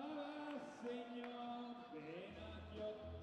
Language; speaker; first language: Italian; native; Italian